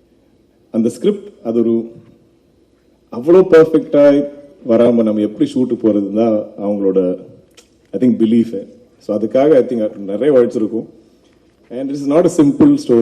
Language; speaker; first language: Tamil; non-native, local second language; Malayalam